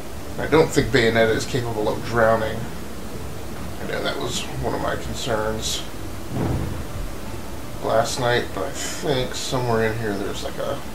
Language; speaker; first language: English; native; English